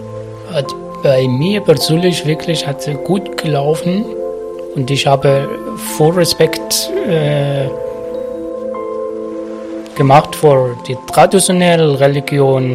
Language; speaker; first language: German; non-native, learner; Arabic